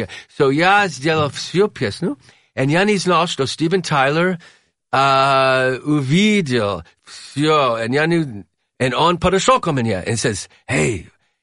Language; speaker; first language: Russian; non-native, learner; English